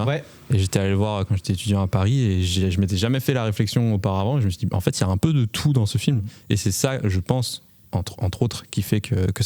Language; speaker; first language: French; native; French